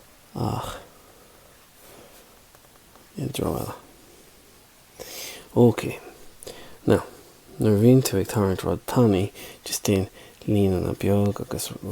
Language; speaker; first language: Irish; non-native, local second language; English